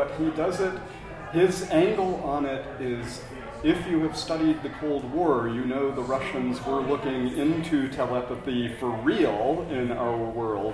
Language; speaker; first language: English; native; English